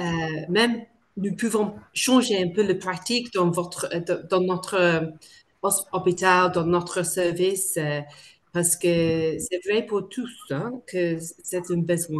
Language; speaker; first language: French; non-native, fluent; English